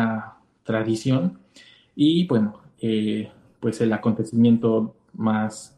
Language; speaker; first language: Spanish; native; Spanish